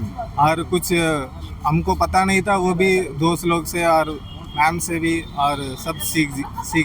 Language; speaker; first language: Hindi; non-native, local second language; Tamil